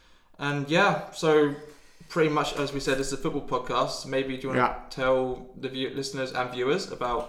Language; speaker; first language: English; native; English